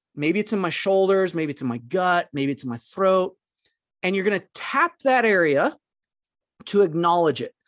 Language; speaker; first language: English; native; English